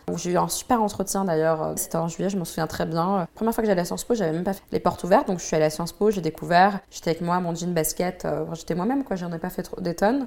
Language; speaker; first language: French; native; French